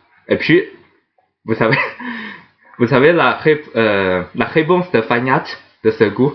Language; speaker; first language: French; non-native, fluent; Chinese